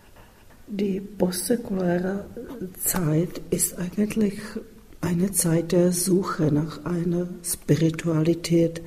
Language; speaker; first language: German; non-native, fluent; Czech